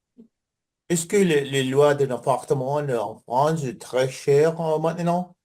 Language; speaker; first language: French; non-native, learner; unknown